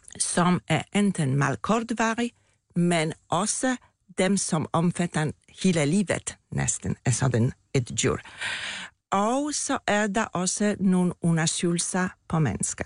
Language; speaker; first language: Danish; non-native, fluent; Polish